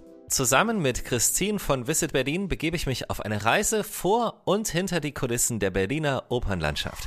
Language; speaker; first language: German; native; German